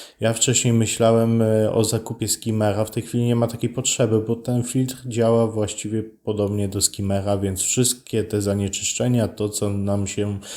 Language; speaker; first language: Polish; native; Polish